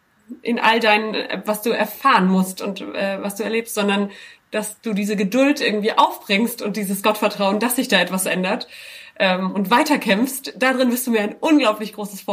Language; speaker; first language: German; native; German